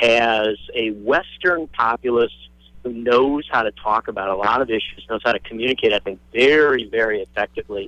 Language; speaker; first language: English; native; English